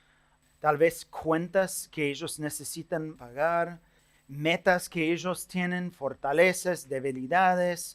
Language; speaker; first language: Spanish; non-native, fluent; English